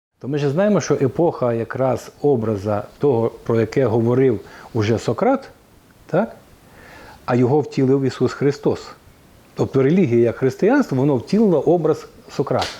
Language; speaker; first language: Ukrainian; native; Ukrainian